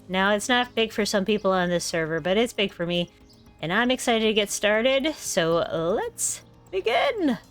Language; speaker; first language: English; native; English